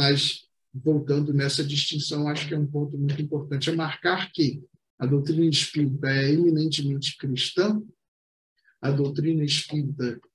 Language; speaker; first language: Portuguese; native; Portuguese